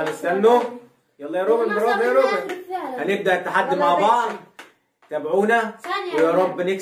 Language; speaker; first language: Arabic; native; Arabic